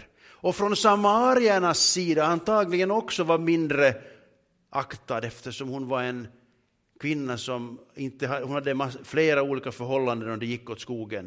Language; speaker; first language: Swedish; native; Swedish